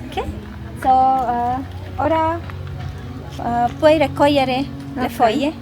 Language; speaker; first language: Italian; non-native, learner; Sinhala